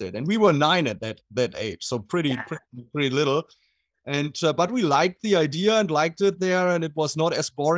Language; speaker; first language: English; non-native, fluent; German